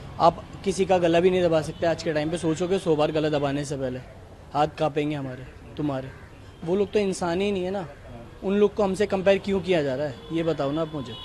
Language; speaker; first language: Hindi; native; Hindi